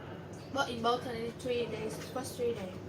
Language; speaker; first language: English; non-native, learner; Vietnamese